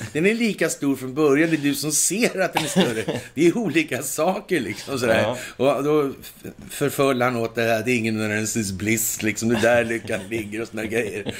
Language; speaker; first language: Swedish; native; Swedish